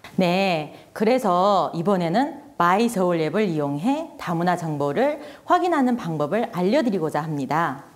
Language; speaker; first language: Korean; non-native, fluent; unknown